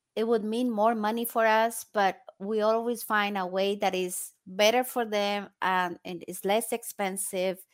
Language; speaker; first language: English; non-native, fluent; Spanish